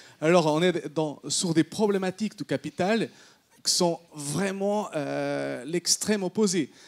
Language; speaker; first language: French; non-native, fluent; Portuguese